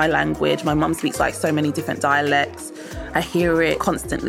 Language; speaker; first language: English; native; English